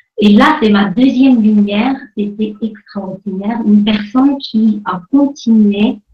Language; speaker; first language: French; non-native, fluent; Armenian